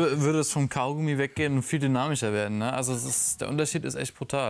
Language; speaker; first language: German; native; German